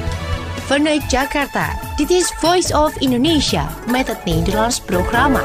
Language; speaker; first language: Dutch; non-native, fluent; Indonesian